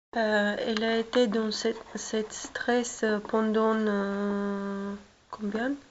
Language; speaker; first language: French; non-native, learner; Russian